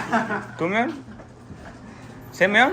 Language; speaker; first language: Korean; non-native, learner; Sinhala